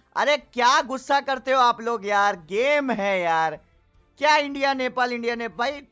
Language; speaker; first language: Hindi; native; Hindi